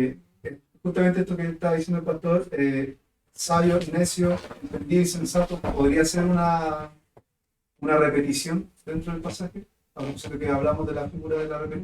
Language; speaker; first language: Spanish; native; Spanish